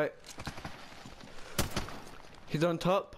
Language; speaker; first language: English; native; English